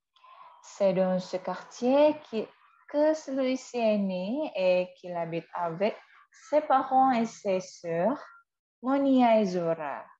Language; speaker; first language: French; non-native, fluent; Indonesian